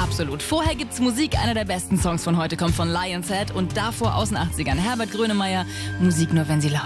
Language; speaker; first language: German; native; German